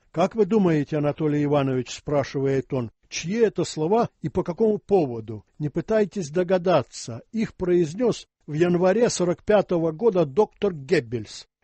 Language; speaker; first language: Russian; non-native, local second language; Ukrainian